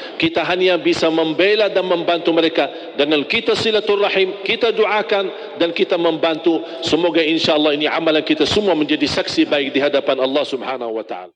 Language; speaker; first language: Malay; non-native, fluent; Arabic